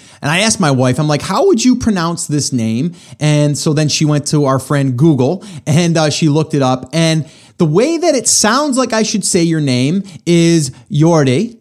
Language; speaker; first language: English; native; English